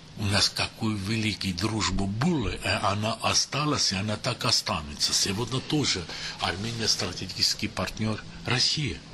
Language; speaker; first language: Russian; non-native, local second language; Armenian